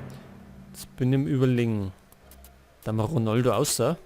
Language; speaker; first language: German; native; German